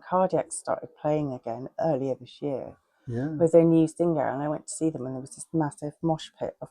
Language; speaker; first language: English; native; English